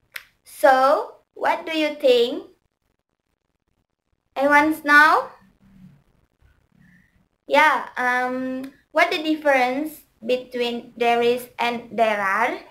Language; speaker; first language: English; non-native, learner; Indonesian